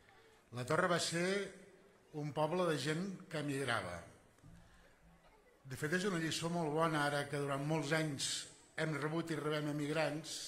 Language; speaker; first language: Catalan; native; Catalan